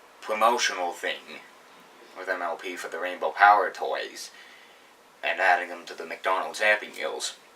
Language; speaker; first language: English; native; English